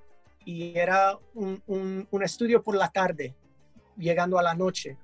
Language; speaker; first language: Spanish; early bilingual, heritage; English